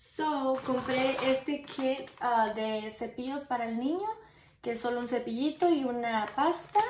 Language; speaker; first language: Spanish; early bilingual, heritage; Spanish